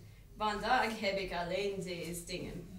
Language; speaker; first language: Dutch; non-native, learner; English